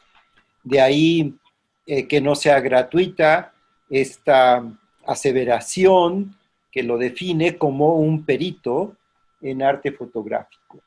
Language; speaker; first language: Spanish; native; Spanish